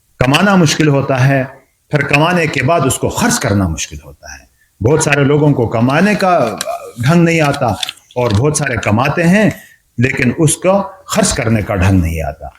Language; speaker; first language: Urdu; non-native, local second language; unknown